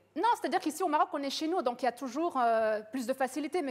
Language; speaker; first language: French; early bilingual, other home language; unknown